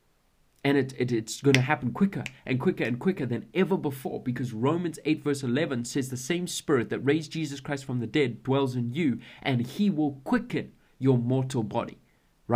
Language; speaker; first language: English; native; English